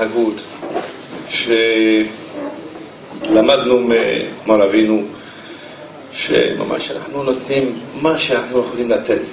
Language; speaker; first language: Hebrew; non-native, fluent; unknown